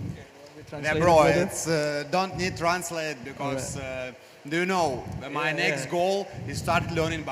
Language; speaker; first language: English; non-native, learner; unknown